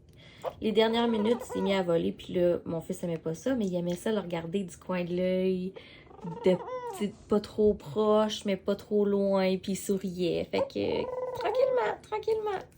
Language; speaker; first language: French; native; French